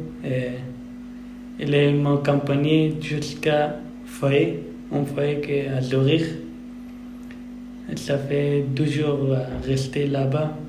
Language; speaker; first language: French; non-native, learner; Persian